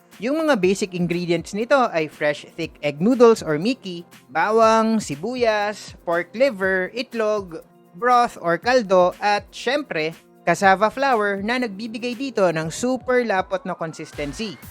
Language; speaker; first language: Filipino; native; Filipino